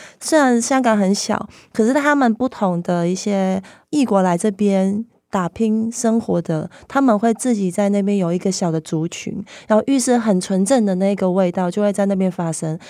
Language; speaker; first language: Chinese; non-native, local second language; Cantonese